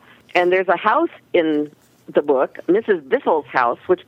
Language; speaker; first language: English; native; English